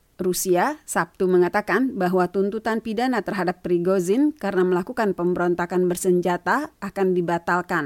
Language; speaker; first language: Indonesian; native; Indonesian